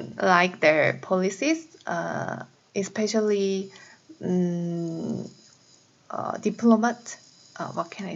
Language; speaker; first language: English; non-native, learner; Korean